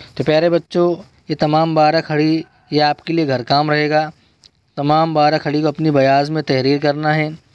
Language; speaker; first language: Hindi; non-native, local second language; Urdu